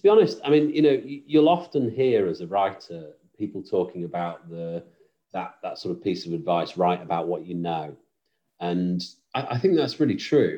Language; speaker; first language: English; native; English